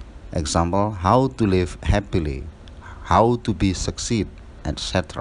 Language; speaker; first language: English; non-native, fluent; Indonesian